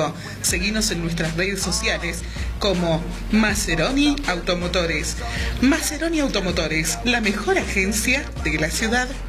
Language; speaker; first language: Spanish; native; Spanish